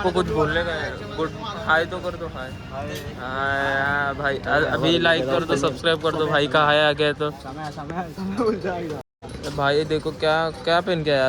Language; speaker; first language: Hindi; non-native, local second language; Marathi